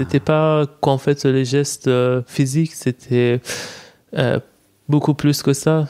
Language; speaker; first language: French; non-native, fluent; Persian